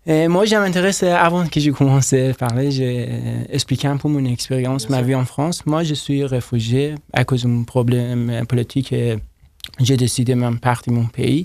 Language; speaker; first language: French; non-native, learner; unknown